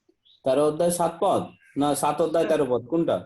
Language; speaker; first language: Bangla; non-native, learner; Hindi